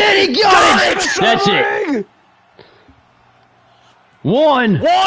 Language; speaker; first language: English; native; English